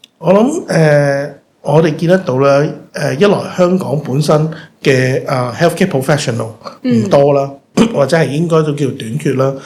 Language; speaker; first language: Cantonese; native; Cantonese